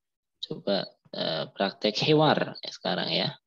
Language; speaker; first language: Indonesian; native; Indonesian